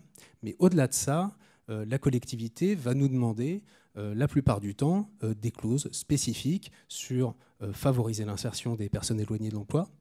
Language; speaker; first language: French; native; French